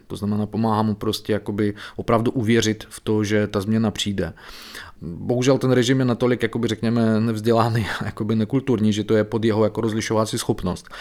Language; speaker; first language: Czech; non-native, fluent; Belarusian